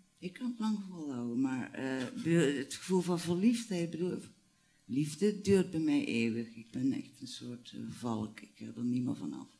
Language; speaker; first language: Dutch; native; Dutch